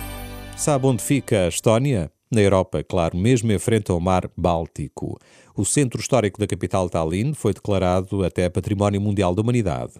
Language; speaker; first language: Portuguese; native; Portuguese